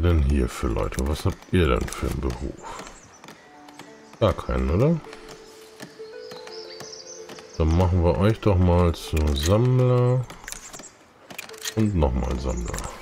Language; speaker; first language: German; native; German